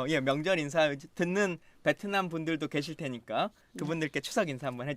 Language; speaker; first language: Korean; native; Korean